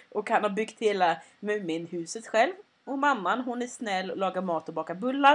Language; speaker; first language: Swedish; native; Swedish